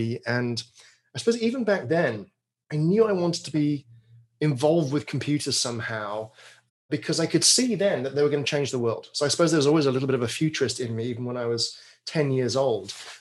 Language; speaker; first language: English; native; English